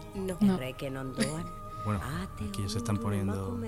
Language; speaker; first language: Spanish; native; Spanish